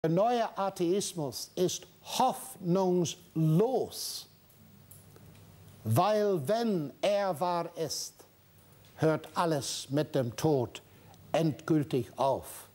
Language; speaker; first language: German; non-native, fluent; English